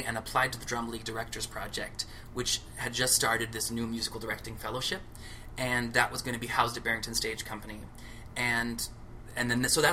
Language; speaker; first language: English; native; English